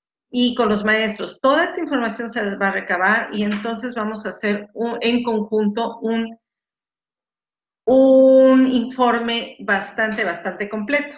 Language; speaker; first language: Spanish; native; Spanish